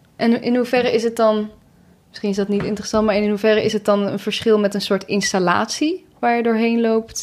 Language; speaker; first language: Dutch; native; Dutch